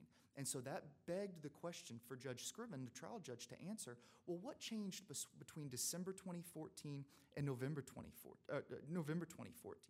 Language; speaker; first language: English; native; English